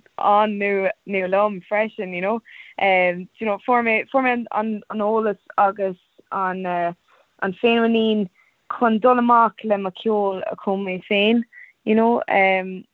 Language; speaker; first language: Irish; non-native, local second language; English